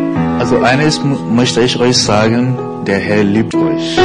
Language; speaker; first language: German; non-native, fluent; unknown